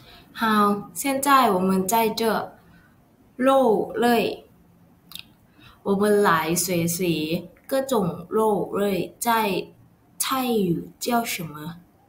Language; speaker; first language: Chinese; non-native, learner; Thai